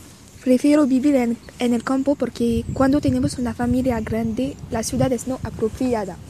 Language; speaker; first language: Spanish; non-native, learner; French